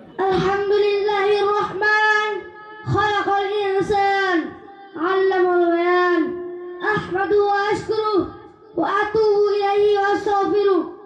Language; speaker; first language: Arabic; non-native, learner; Bangla